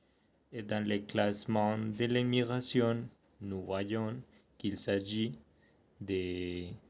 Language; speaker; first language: French; non-native, learner; Spanish